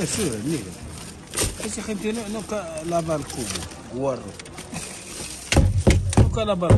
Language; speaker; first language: Spanish; non-native, learner; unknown